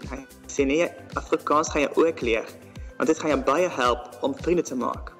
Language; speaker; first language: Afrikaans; non-native, learner; Dutch